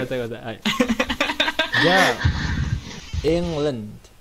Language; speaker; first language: Japanese; non-native, learner; Indonesian